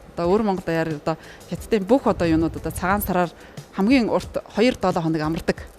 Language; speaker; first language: Mongolian; native; Mongolian